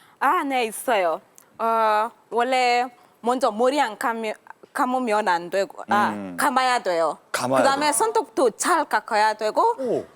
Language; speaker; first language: Korean; non-native, learner; Japanese